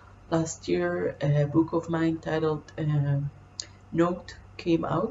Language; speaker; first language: English; non-native, fluent; Hebrew